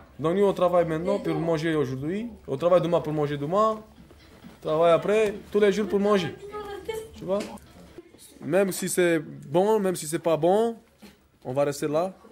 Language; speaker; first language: French; non-native, learner; Romany